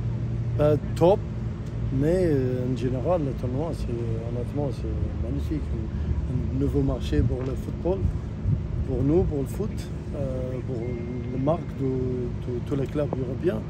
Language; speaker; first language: French; non-native, learner; Arabic